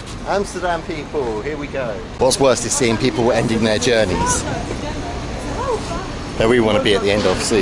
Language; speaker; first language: English; native; English